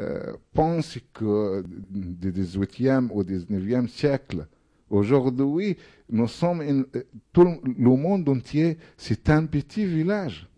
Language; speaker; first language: French; non-native, fluent; Arabic